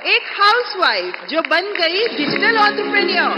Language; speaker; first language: Hindi; native; Hindi